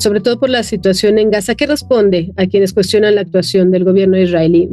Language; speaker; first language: Spanish; native; Spanish